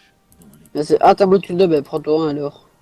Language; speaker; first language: French; native; French